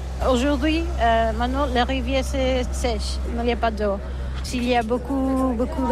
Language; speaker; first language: French; non-native, learner; Catalan